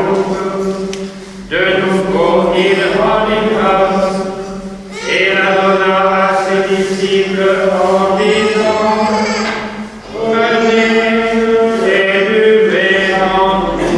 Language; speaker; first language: French; native; French